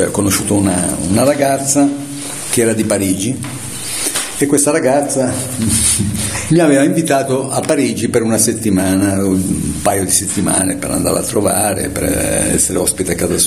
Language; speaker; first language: Italian; native; Italian